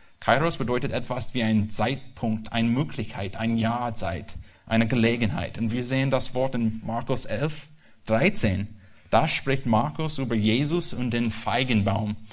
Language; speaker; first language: German; non-native, learner; English